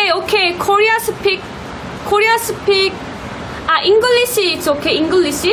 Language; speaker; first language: English; non-native, learner; Korean